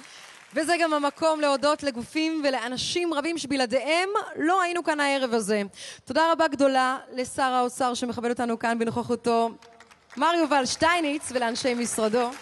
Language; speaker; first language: Hebrew; native; Hebrew